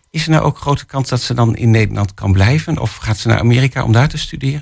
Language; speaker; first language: Dutch; native; Dutch